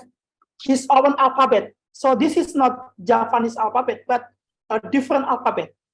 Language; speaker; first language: English; non-native, learner; Indonesian